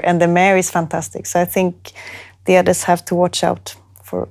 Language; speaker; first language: English; non-native, fluent; Swedish